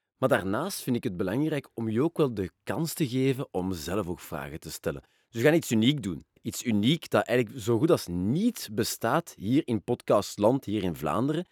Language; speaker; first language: Dutch; non-native, local second language; French